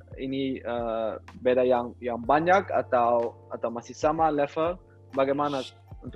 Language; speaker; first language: Indonesian; non-native, learner; Dutch